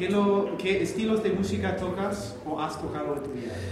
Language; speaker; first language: Spanish; non-native, learner; English